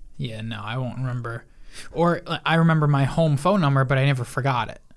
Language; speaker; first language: English; early bilingual, other home language; Italian